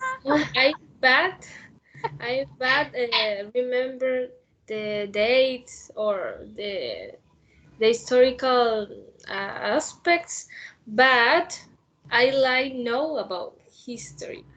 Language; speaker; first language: English; non-native, learner; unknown